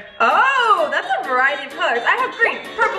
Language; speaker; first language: English; native; English